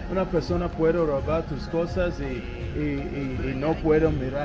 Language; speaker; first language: Spanish; non-native, learner; English